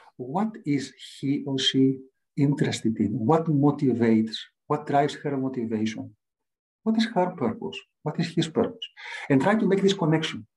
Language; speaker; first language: English; non-native, fluent; Greek